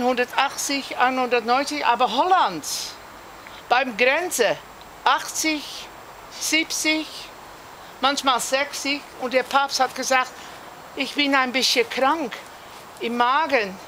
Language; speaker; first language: German; non-native, learner; Dutch